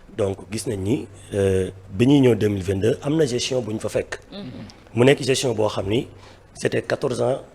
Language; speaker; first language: Wolof; native; Wolof